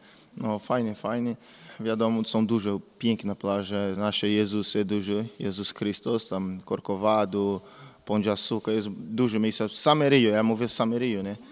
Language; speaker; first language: Polish; non-native, learner; Portuguese